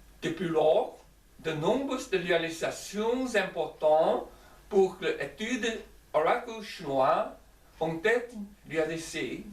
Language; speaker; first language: French; non-native, learner; Chinese